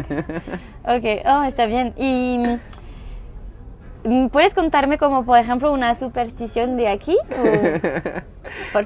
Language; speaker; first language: Spanish; non-native, learner; French